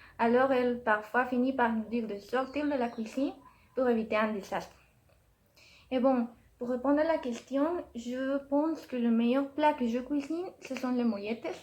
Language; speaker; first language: French; non-native, learner; Spanish